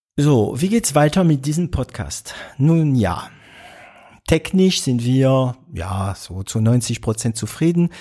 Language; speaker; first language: German; non-native, fluent; French